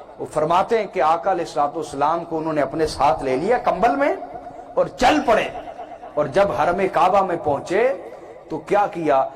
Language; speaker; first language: Urdu; non-native, local second language; Punjabi